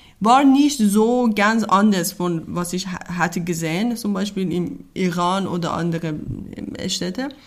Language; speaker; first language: German; non-native, learner; Persian